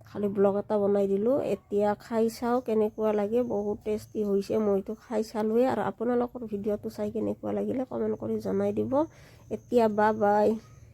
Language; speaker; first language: Assamese; native; Assamese